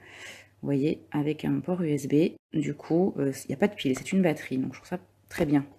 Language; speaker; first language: French; native; French